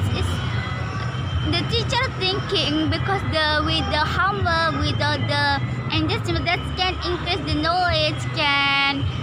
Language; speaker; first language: English; non-native, learner; Indonesian